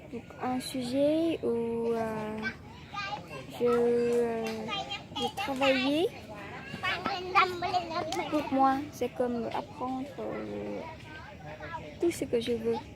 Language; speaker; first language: French; non-native, learner; Vietnamese